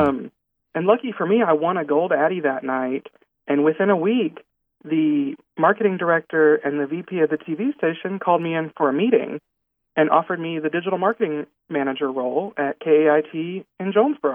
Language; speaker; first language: English; native; English